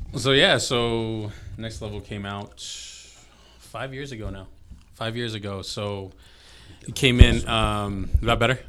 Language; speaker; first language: English; early bilingual, other home language; Filipino